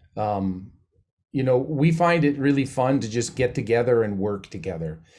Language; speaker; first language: English; native; English